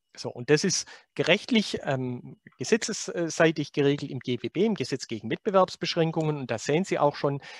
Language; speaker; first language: German; native; German